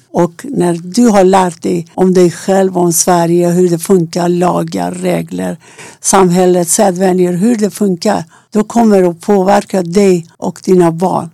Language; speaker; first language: Swedish; non-native, fluent; Persian